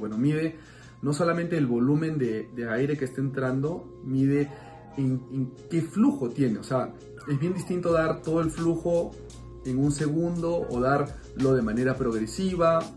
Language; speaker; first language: Spanish; native; Spanish